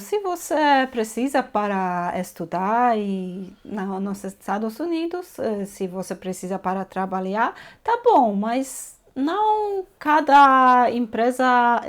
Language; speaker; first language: Portuguese; non-native, fluent; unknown